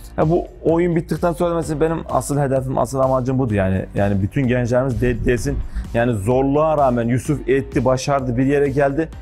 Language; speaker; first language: Turkish; native; Turkish